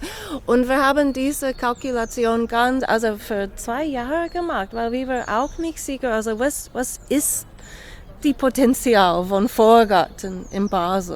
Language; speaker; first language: German; non-native, fluent; English